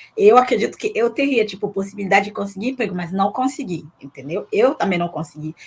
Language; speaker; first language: Portuguese; non-native, fluent; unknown